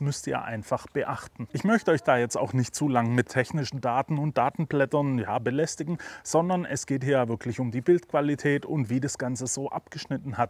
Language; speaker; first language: German; native; German